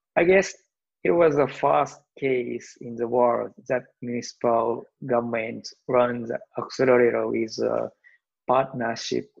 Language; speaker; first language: English; non-native, learner; Japanese